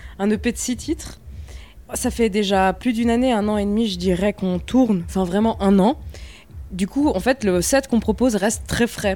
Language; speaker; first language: French; native; French